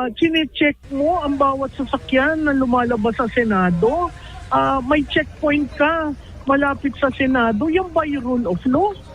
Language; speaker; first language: Filipino; native; Filipino